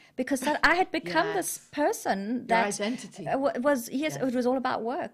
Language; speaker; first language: English; native; English